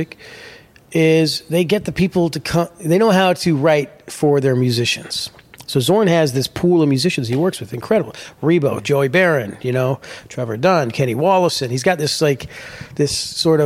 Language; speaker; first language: English; native; English